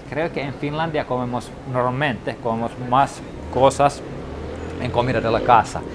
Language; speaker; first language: Spanish; non-native, learner; Finnish